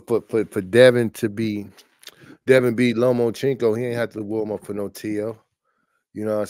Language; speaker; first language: English; native; English